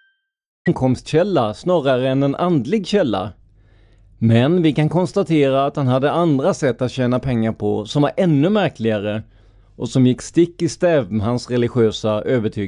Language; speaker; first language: Swedish; native; Swedish